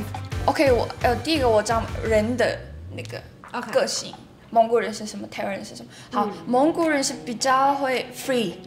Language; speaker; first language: Chinese; non-native, learner; Mongolian